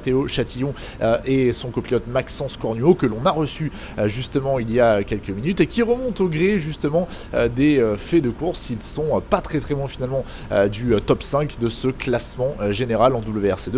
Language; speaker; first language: French; native; French